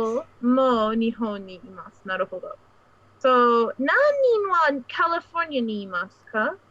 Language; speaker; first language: Japanese; non-native, fluent; English